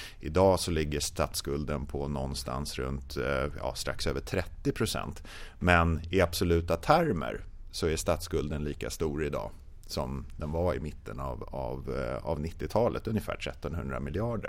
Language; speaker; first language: Swedish; native; Swedish